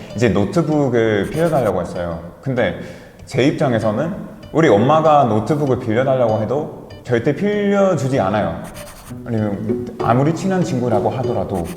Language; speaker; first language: Korean; non-native, fluent; English